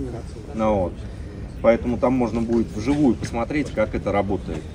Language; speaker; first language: Russian; native; Russian